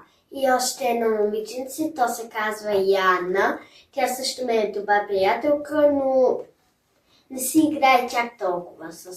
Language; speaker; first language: Bulgarian; early bilingual, heritage; German